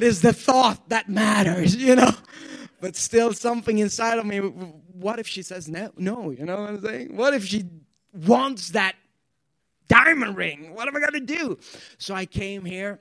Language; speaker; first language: English; non-native, fluent; Swedish